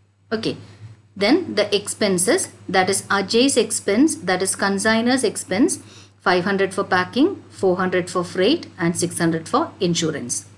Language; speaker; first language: English; non-native, local second language; Malayalam